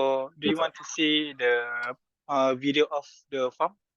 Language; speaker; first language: English; non-native, fluent; Malay